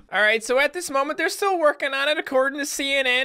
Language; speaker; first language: English; native; English